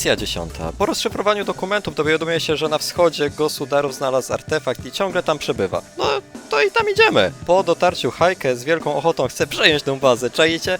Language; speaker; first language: Polish; native; Polish